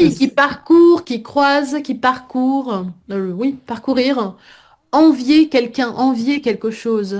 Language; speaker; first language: French; native; French